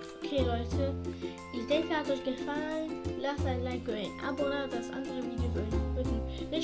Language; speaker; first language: German; early bilingual, other home language; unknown